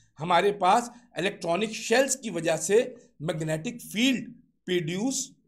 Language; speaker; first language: Urdu; non-native, local second language; Sindhi